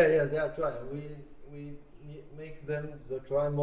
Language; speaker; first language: English; non-native, learner; Chinese